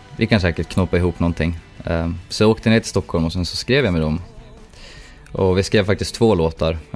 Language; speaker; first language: Swedish; native; Swedish